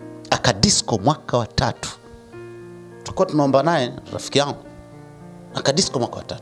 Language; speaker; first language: Swahili; native; Swahili